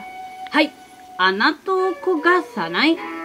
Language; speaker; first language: Japanese; non-native, learner; English